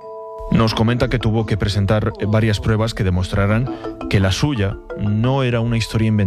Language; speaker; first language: Spanish; native; Spanish